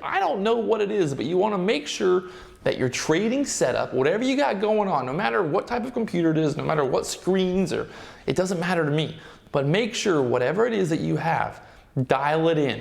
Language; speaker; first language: English; native; English